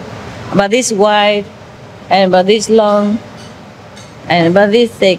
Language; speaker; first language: English; non-native, fluent; Vietnamese